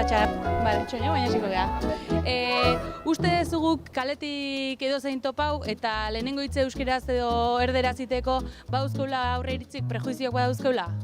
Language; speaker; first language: Basque; native; Basque